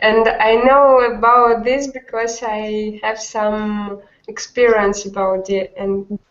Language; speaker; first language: English; non-native, learner; Russian